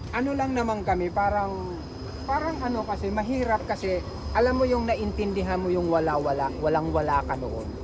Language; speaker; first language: Filipino; native; Filipino